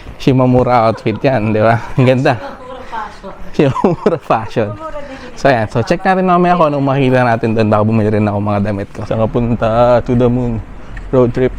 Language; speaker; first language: Filipino; native; Filipino